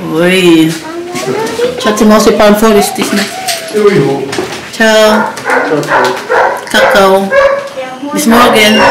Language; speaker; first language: German; non-native, learner; Cebuano